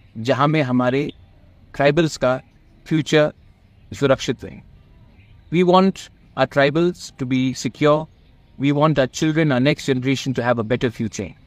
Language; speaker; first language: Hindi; non-native, local second language; Kok Borok